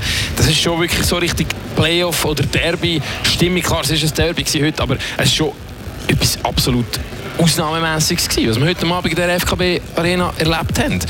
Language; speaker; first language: German; native; German